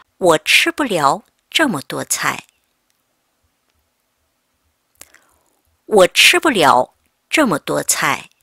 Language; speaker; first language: Chinese; non-native, fluent; Korean